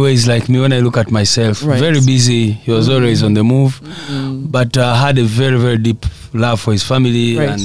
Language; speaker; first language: English; non-native, local second language; Nyankole